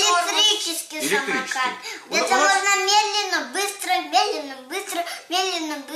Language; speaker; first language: Russian; early bilingual, heritage; Russian